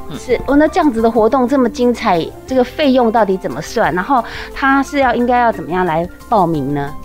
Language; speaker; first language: Chinese; native; Chinese